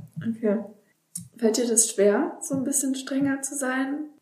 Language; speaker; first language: German; native; German